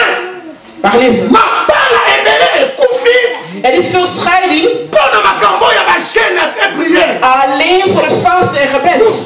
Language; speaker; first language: Dutch; non-native, learner; Lingala